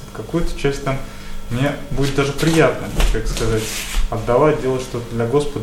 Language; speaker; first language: Russian; native; Russian